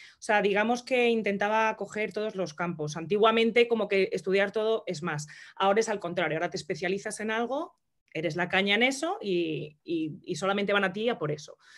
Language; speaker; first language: Spanish; native; Spanish